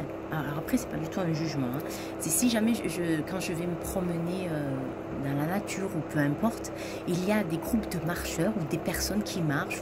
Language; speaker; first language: French; native; French